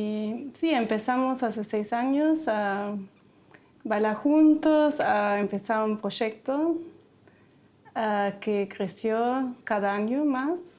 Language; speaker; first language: Spanish; non-native, fluent; German